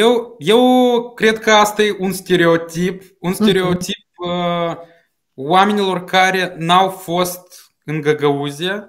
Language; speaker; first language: Romanian; non-native, local second language; Russian